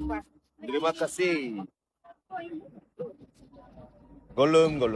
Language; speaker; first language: Indonesian; non-native, learner; Korean